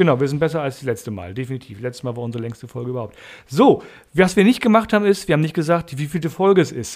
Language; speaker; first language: German; native; German